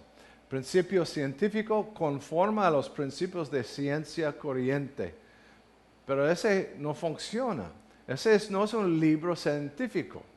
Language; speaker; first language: Spanish; non-native, learner; English